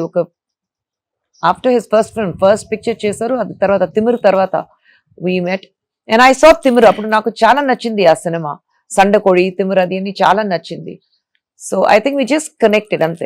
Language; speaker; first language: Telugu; non-native, fluent; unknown